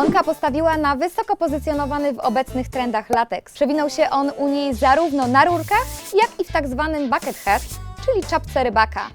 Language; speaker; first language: Polish; native; Polish